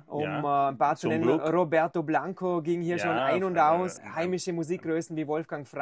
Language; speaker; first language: German; native; German